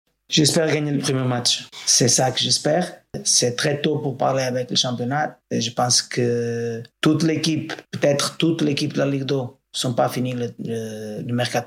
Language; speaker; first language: French; non-native, learner; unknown